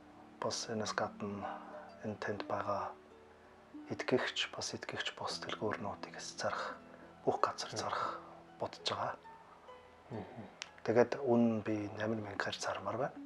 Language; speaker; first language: Mongolian; non-native, learner; German